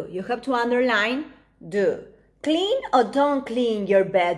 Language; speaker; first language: English; non-native, fluent; Spanish